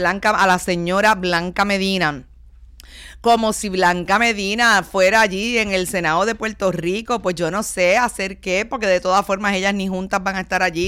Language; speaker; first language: Spanish; native; Spanish